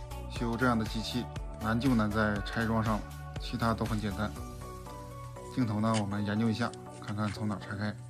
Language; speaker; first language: Chinese; native; Chinese